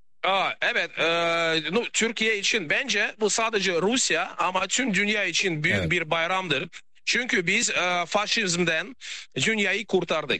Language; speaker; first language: Turkish; non-native, learner; Russian